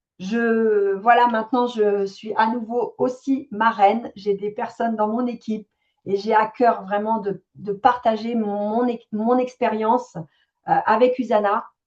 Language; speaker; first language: French; native; French